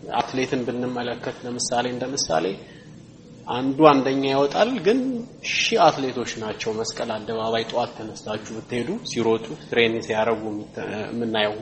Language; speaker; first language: Amharic; native; Amharic